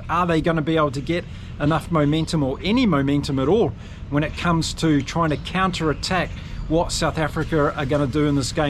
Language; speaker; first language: English; native; English